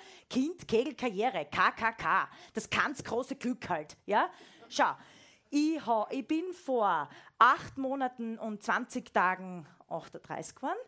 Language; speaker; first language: German; native; German